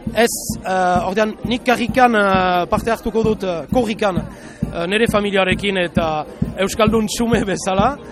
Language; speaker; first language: Basque; non-native, local second language; French